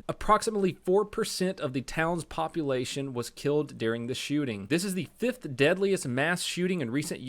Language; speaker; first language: English; native; English